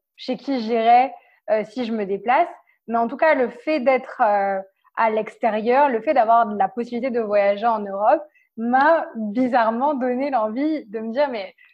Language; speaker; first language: French; native; French